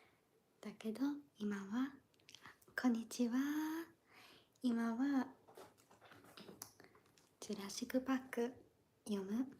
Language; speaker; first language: Japanese; non-native, learner; English